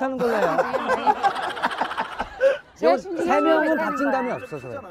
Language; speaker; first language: Korean; native; Korean